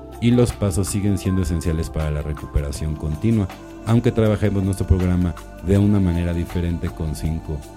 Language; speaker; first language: Spanish; native; Spanish